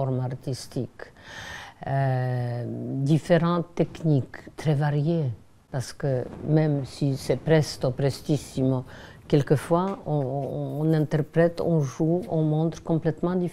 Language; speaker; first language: French; non-native, fluent; Polish